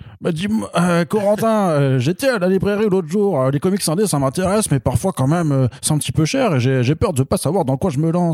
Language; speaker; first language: French; native; French